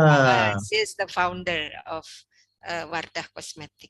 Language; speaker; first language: English; non-native, learner; Indonesian